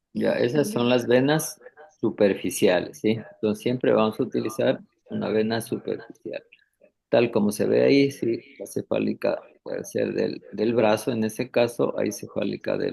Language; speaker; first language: Spanish; native; Spanish